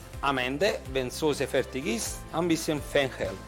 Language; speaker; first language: German; non-native, learner; Italian